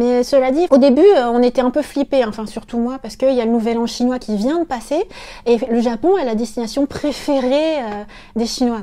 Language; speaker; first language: French; native; French